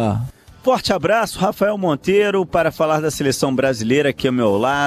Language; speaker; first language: Portuguese; native; Portuguese